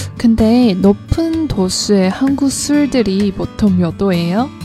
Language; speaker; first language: Korean; non-native, fluent; Chinese